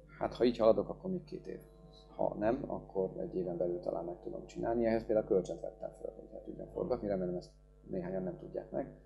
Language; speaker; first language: Hungarian; early bilingual, other home language; Polish